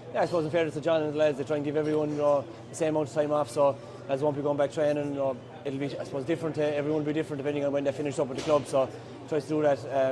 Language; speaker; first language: English; native; English